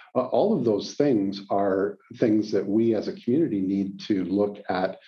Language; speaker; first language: English; native; English